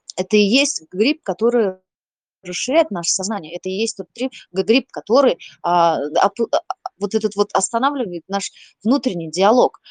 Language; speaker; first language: Russian; non-native, local second language; Uzbek